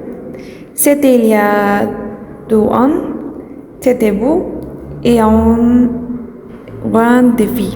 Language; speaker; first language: French; non-native, learner; Spanish